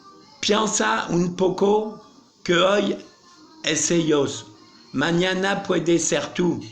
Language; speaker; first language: Spanish; non-native, learner; French